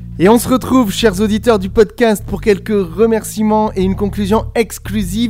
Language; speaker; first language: French; native; French